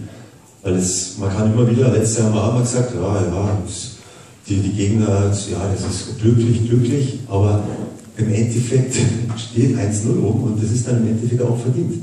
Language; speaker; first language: German; native; German